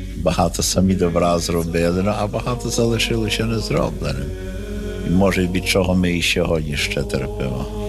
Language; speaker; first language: Ukrainian; early bilingual, heritage; Ukrainian